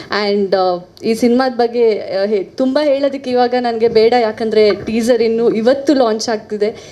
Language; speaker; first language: Kannada; non-native, local second language; Tulu